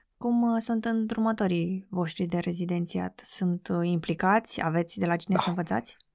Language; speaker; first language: Romanian; native; Romanian